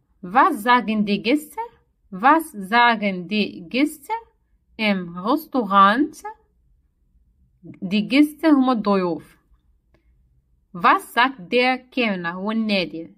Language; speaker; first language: German; non-native, learner; Arabic